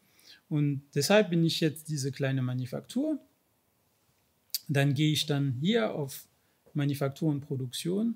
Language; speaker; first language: German; non-native, fluent; French